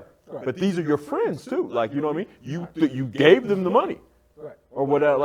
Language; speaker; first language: English; native; English